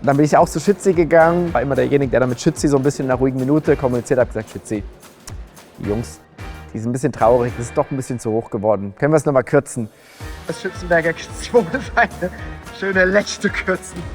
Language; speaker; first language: German; native; German